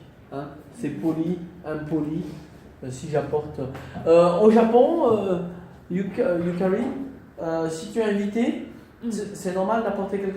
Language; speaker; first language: French; non-native, fluent; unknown